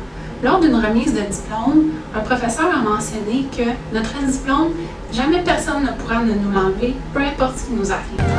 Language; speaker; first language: French; native; French